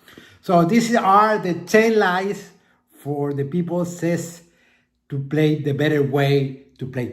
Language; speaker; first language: English; non-native, fluent; Spanish